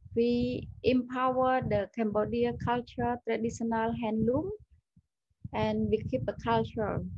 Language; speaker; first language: English; non-native, learner; Khmer